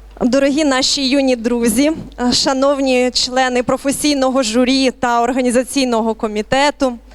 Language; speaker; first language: Ukrainian; native; Ukrainian